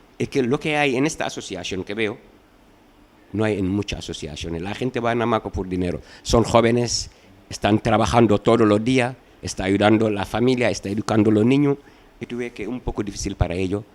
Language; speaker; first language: Spanish; non-native, fluent; Wolof